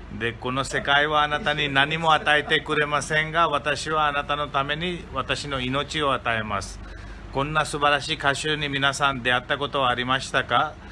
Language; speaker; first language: Japanese; non-native, fluent; Hindi